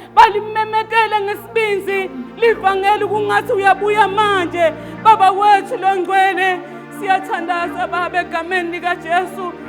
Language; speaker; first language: Zulu; non-native, local second language; Swati